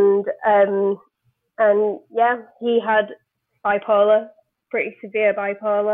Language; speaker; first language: English; native; English